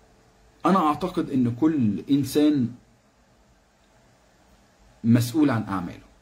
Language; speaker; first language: Arabic; native; Arabic